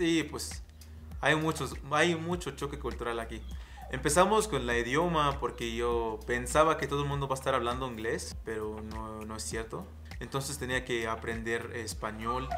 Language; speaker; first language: Spanish; non-native, fluent; Arabic